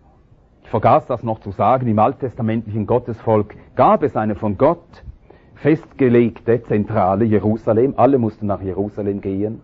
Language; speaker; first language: German; native; German